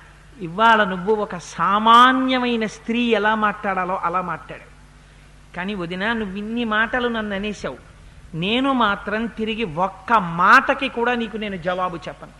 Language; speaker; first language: Telugu; native; Telugu